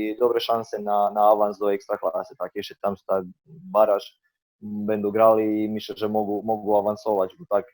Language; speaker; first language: Polish; non-native, fluent; Croatian